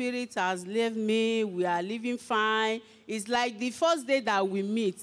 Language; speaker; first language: English; non-native, local second language; Igbo